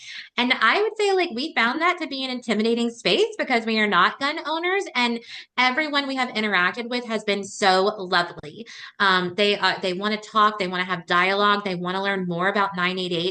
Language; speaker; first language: English; native; English